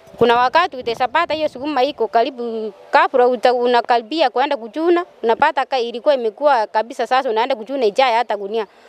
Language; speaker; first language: Swahili; non-native, local second language; Gusii